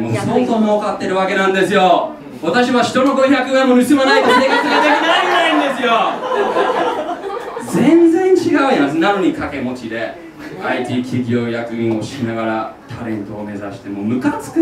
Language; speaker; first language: Japanese; non-native, fluent; English